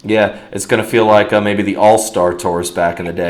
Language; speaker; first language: English; native; English